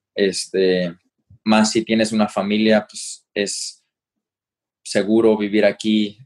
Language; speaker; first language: Spanish; early bilingual, heritage; Spanish